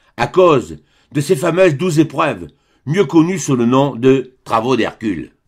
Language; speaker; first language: French; native; French